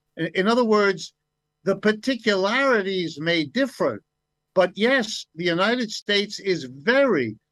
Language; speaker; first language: English; native; English